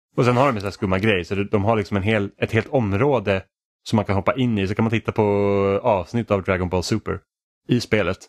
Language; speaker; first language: Swedish; native; Swedish